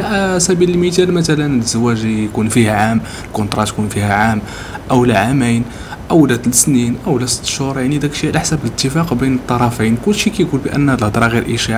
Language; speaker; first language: Arabic; native; Arabic